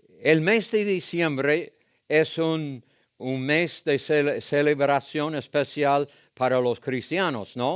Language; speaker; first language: Spanish; non-native, fluent; English